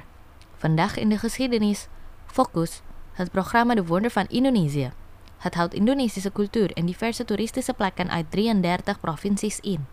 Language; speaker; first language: Dutch; non-native, fluent; Indonesian